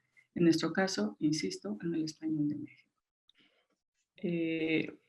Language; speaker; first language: Spanish; native; Spanish